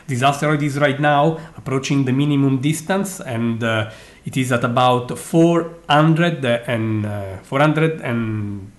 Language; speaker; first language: English; non-native, fluent; Italian